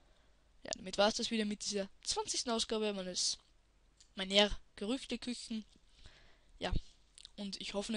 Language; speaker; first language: German; native; German